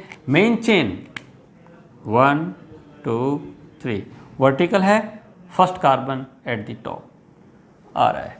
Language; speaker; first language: Hindi; native; Hindi